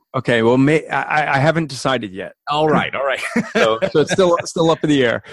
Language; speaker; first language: English; native; English